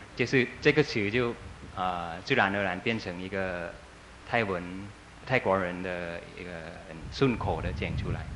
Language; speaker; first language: Chinese; non-native, fluent; Thai